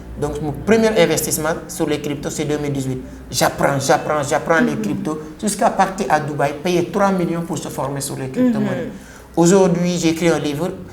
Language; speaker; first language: French; non-native, local second language; Wolof